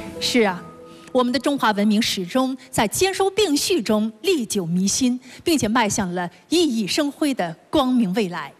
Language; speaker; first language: Chinese; native; Chinese